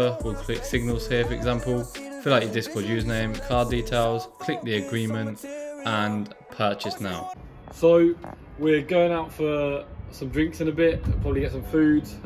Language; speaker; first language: English; native; English